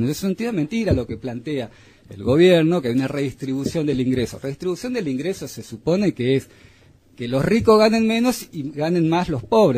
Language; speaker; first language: Spanish; native; Spanish